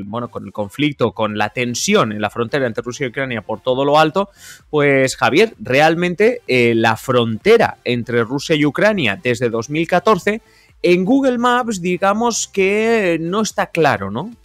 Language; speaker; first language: Spanish; native; Spanish